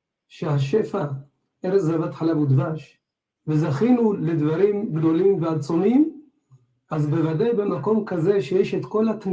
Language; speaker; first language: Hebrew; non-native, fluent; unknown